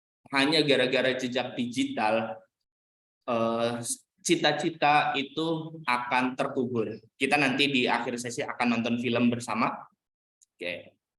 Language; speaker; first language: Indonesian; native; Indonesian